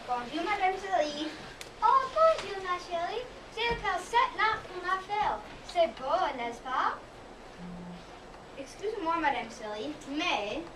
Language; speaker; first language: French; non-native, learner; English